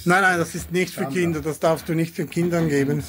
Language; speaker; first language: German; native; German